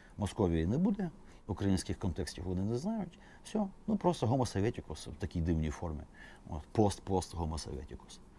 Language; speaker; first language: Ukrainian; native; Ukrainian